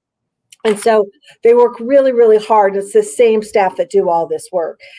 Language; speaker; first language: English; native; English